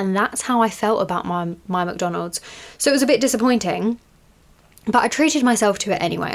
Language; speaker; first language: English; native; English